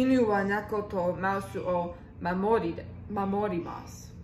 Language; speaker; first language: Japanese; non-native, learner; English